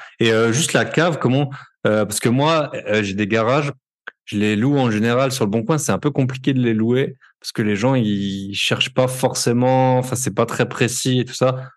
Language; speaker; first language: French; native; French